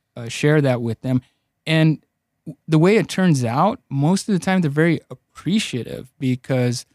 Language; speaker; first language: English; early bilingual, other home language; Spanish